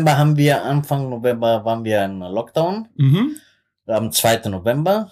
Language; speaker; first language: German; non-native, fluent; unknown